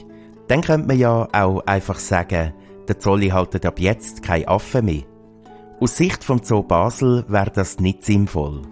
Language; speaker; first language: German; native; German